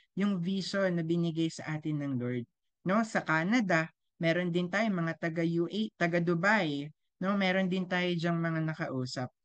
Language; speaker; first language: Filipino; native; Filipino